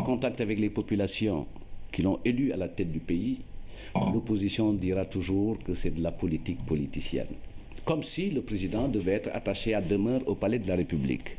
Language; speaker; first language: French; non-native, local second language; Wolof